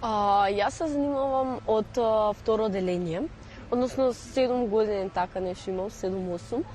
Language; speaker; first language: Macedonian; non-native, local second language; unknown